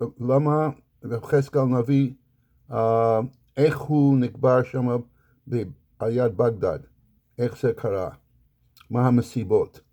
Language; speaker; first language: Hebrew; non-native, fluent; English